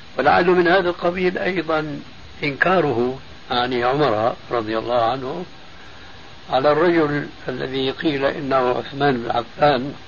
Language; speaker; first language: Arabic; early bilingual, other home language; Albanian